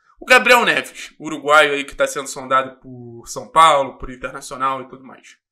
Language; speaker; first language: Portuguese; native; Portuguese